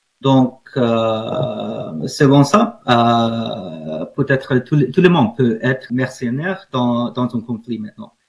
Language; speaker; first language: French; non-native, fluent; English